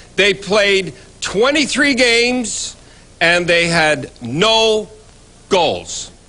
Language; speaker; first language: English; native; English